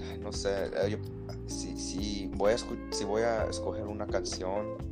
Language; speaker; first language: Spanish; early bilingual, heritage; Spanish